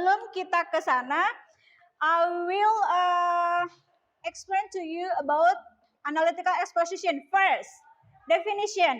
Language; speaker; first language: English; non-native, learner; Indonesian